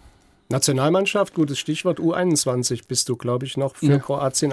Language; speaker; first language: German; native; German